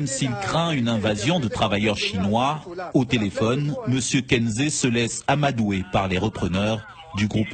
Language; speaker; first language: French; native; French